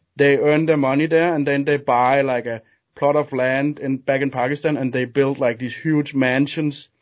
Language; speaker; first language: English; non-native, fluent; Danish